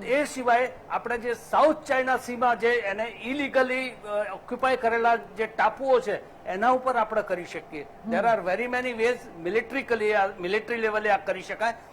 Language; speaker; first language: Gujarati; native; Gujarati